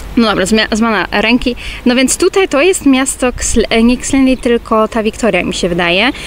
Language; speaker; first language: Polish; early bilingual, heritage; Polish